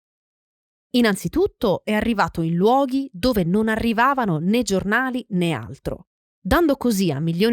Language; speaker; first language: Italian; native; Italian